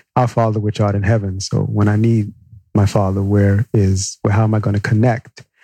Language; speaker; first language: English; native; English